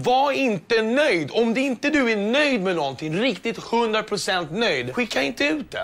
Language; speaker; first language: Swedish; native; Swedish